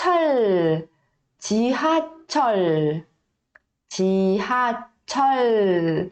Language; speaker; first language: Korean; early bilingual, heritage; Korean